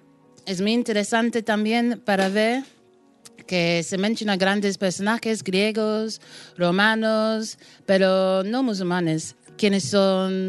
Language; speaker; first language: Spanish; non-native, fluent; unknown